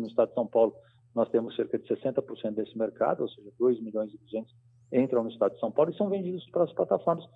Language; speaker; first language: Portuguese; native; Portuguese